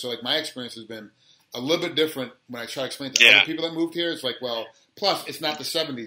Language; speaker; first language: English; native; English